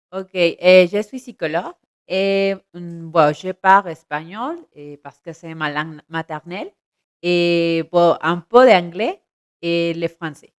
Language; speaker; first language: French; non-native, learner; Spanish